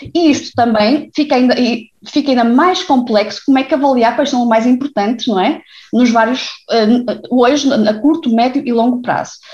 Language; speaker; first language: Portuguese; native; Portuguese